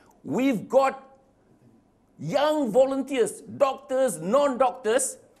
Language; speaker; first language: English; non-native, local second language; Malay